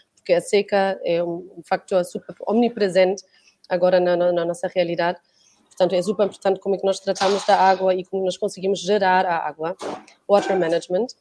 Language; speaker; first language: Portuguese; non-native, fluent; German